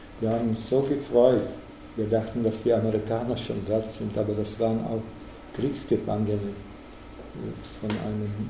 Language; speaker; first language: German; non-native, fluent; Czech